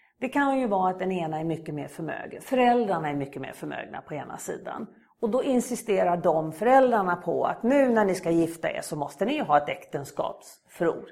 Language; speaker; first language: Swedish; native; Swedish